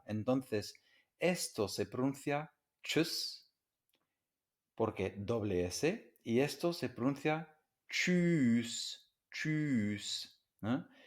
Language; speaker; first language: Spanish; non-native, fluent; English